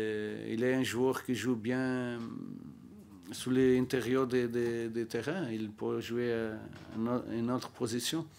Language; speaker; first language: French; non-native, learner; Portuguese